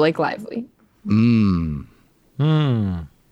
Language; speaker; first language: English; native; English